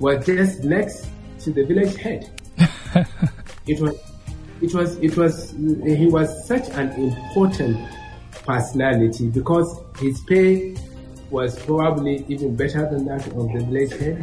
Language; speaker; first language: English; non-native, local second language; Hausa